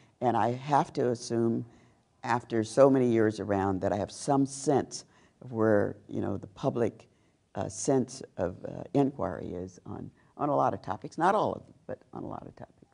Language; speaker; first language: English; native; English